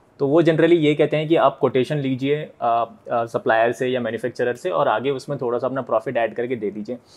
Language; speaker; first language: Hindi; native; Hindi